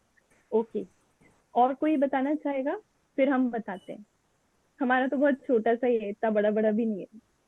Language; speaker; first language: Hindi; native; Hindi